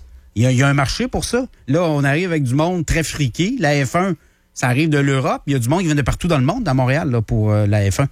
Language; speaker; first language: French; native; French